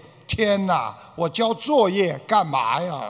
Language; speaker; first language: Chinese; native; Chinese